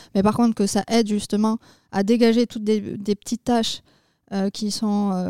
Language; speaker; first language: French; native; French